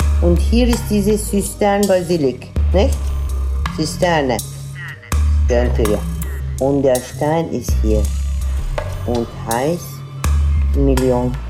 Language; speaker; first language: German; non-native, fluent; Turkish